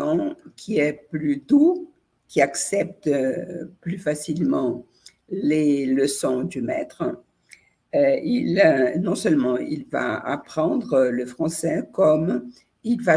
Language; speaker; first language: French; non-native, fluent; Portuguese